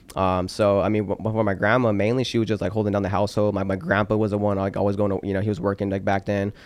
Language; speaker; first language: English; early bilingual, other home language; Polish